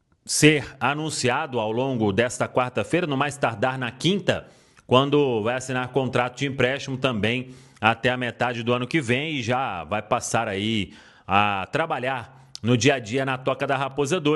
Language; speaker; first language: Portuguese; native; Portuguese